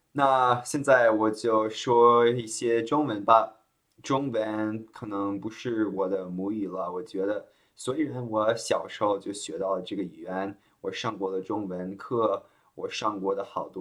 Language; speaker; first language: Chinese; early bilingual, heritage; Chinese